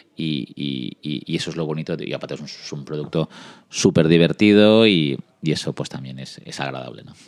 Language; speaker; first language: Spanish; early bilingual, other home language; French